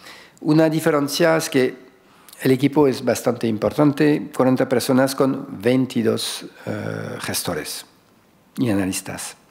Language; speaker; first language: Spanish; non-native, fluent; French